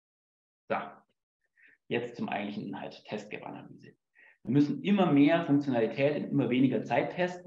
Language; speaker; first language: German; native; German